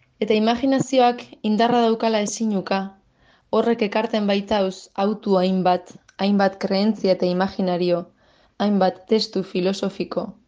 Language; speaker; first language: Basque; native; Basque